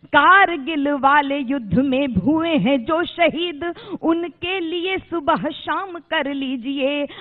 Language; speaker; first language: Hindi; native; Hindi